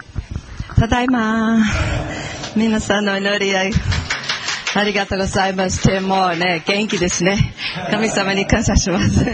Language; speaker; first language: Japanese; non-native, learner; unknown